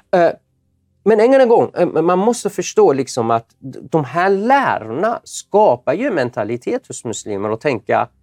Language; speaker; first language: Swedish; non-native, fluent; Persian